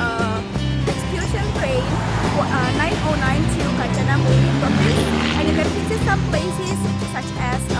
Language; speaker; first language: English; non-native, local second language; Indonesian